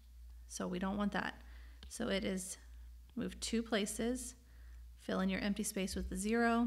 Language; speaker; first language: English; native; English